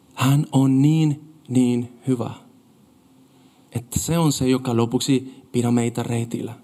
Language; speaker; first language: Finnish; non-native, fluent; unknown